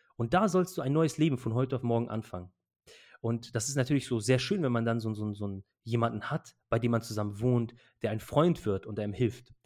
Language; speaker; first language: German; early bilingual, other home language; Arabic